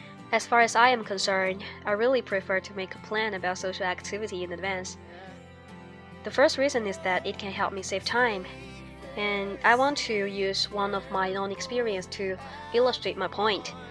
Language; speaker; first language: English; non-native, fluent; Chinese